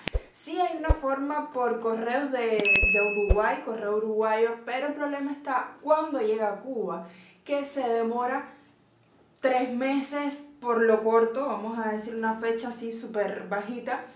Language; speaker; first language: Spanish; native; Spanish